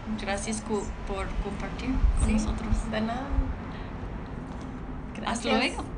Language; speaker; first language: Spanish; non-native, learner; English